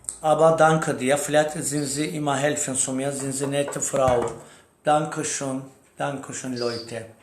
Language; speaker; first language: German; non-native, learner; Turkish